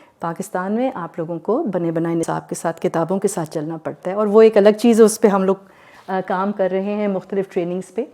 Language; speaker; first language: Urdu; native; Urdu